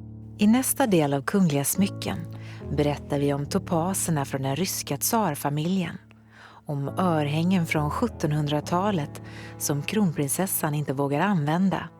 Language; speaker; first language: Swedish; native; Swedish